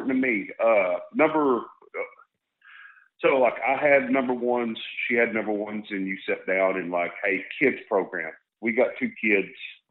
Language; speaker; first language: English; native; English